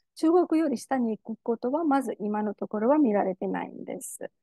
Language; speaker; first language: Japanese; non-native, fluent; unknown